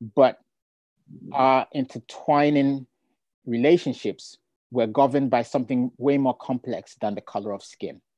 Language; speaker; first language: English; non-native, local second language; Ga